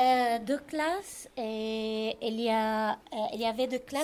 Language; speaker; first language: French; non-native, learner; Arabic